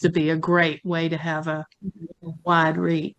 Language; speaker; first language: English; native; English